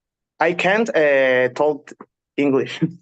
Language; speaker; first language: English; non-native, learner; Spanish